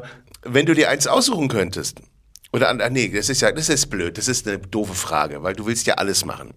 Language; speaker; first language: German; native; German